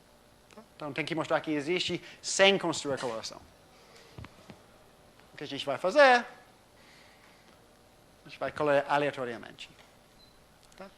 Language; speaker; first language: Portuguese; non-native, fluent; English